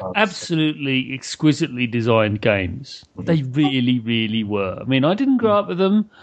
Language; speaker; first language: English; native; English